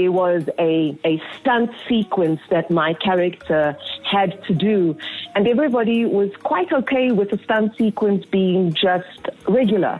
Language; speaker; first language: English; native; English